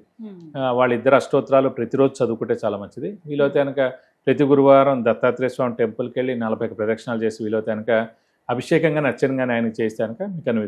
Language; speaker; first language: Telugu; native; Telugu